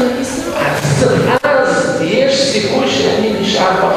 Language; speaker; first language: Hebrew; non-native, fluent; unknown